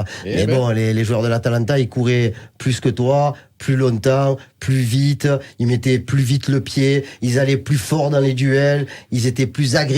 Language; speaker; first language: French; native; French